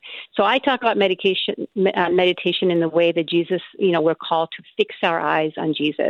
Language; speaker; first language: English; non-native, fluent; Spanish